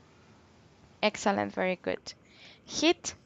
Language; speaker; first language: English; non-native, local second language; Spanish